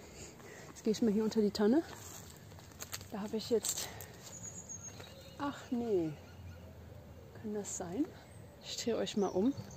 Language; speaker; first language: German; native; German